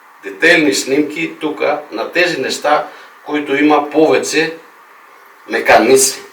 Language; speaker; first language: Bulgarian; non-native, fluent; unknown